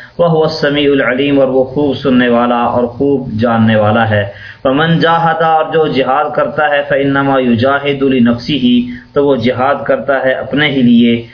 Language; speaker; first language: Urdu; non-native, local second language; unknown